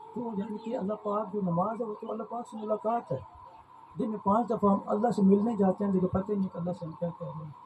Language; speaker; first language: Urdu; non-native, local second language; Punjabi